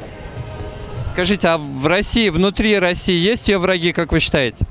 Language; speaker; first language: Russian; native; Russian